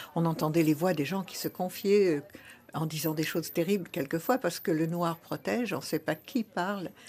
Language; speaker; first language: French; early bilingual, other home language; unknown